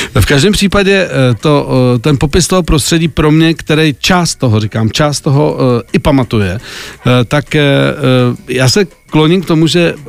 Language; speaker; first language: Czech; native; Czech